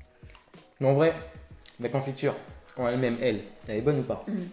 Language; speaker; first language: French; native; French